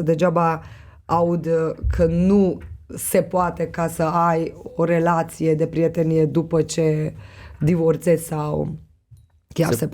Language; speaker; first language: Romanian; non-native, local second language; Hungarian